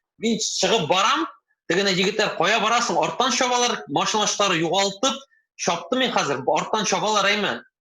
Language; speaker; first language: Tatar; native; Tatar